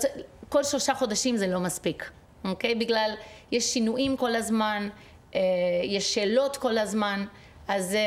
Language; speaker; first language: Hebrew; non-native, fluent; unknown